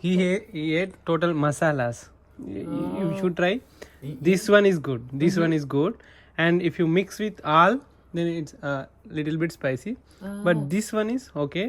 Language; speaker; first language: English; non-native, local second language; Telugu